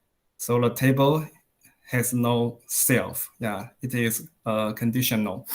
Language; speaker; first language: English; non-native, learner; Chinese